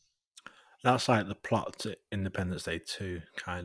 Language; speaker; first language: English; native; English